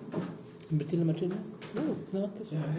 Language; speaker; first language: Spanish; native; Spanish